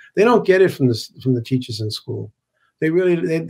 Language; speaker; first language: English; native; English